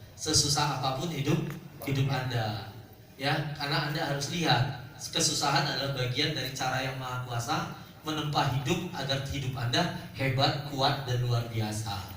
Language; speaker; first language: Indonesian; native; Indonesian